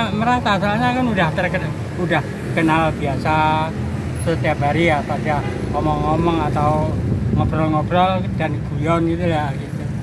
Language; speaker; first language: Indonesian; non-native, local second language; Javanese